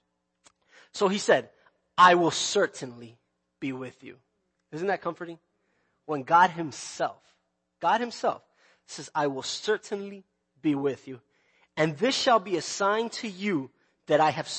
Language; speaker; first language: English; native; English